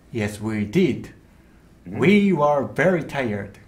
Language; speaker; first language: English; non-native, learner; Japanese